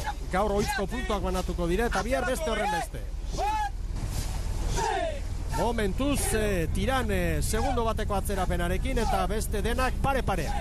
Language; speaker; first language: Basque; native; Basque